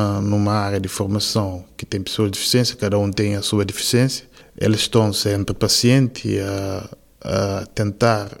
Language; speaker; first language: Portuguese; non-native, local second language; Kabuverdianu